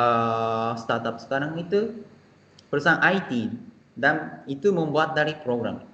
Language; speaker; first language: Indonesian; non-native, fluent; Japanese